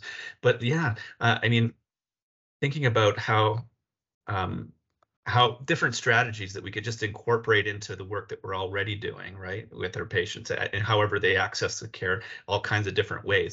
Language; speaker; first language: English; native; English